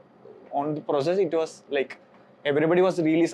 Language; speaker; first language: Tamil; non-native, learner; Malayalam